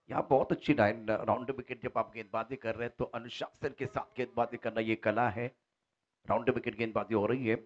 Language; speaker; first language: Hindi; non-native, local second language; Marathi